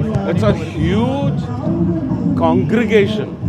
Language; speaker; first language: English; non-native, local second language; Malayalam